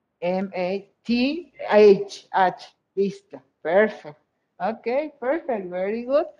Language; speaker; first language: English; non-native, fluent; Spanish